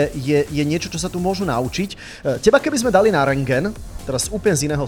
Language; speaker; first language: Czech; native; Czech